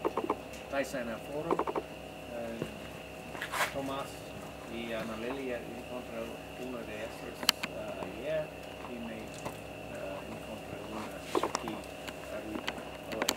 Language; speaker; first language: Spanish; non-native, learner; English